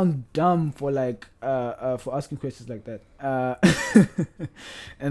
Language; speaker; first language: English; non-native, local second language; Northern Sotho